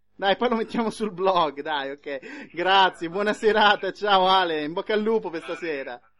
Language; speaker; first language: Italian; native; Italian